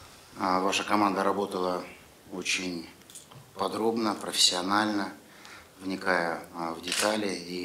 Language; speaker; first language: Russian; native; Russian